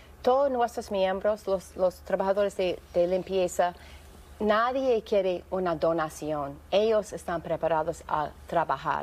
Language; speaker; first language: Spanish; non-native, fluent; English